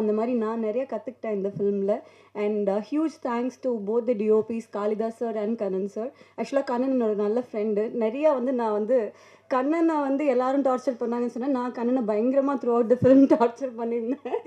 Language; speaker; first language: Tamil; native; Tamil